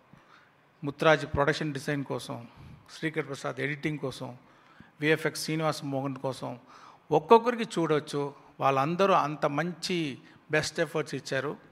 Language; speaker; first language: Telugu; non-native, learner; Tamil